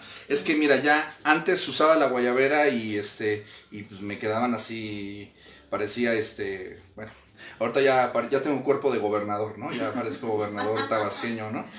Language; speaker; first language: Spanish; native; Spanish